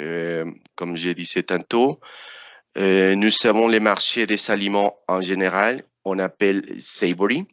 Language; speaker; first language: French; non-native, fluent; Spanish